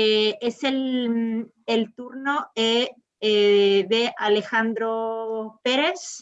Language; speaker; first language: Spanish; native; Spanish